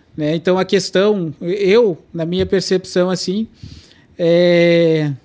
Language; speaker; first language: Portuguese; non-native, local second language; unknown